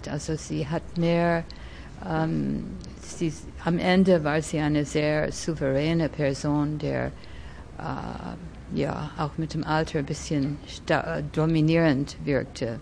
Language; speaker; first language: German; early bilingual, other home language; French